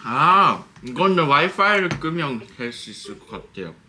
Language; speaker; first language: Korean; non-native, learner; Japanese